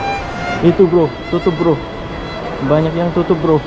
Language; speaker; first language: Indonesian; native; Indonesian